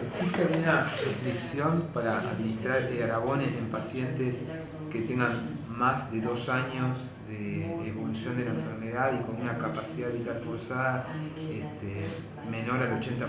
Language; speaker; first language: Spanish; native; Spanish